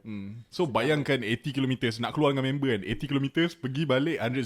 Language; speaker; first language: Malay; native; Malay